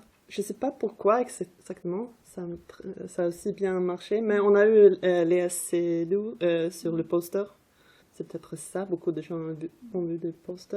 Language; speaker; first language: French; non-native, fluent; Swedish